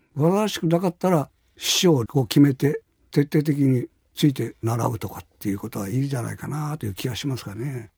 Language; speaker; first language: Japanese; native; Japanese